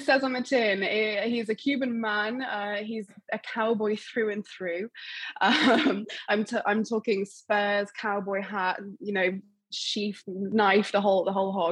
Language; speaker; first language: English; native; English